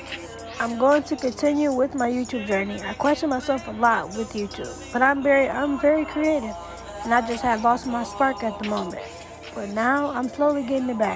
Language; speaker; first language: English; native; English